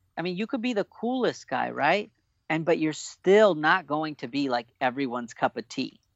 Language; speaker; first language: English; native; English